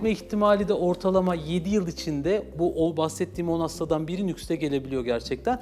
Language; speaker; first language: Turkish; native; Turkish